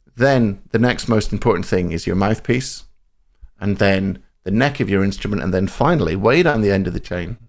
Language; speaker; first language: English; native; English